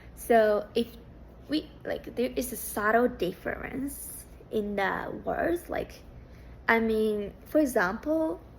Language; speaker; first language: English; non-native, fluent; Japanese